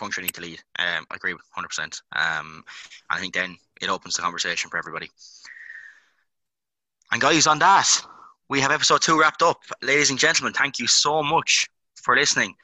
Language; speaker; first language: English; native; English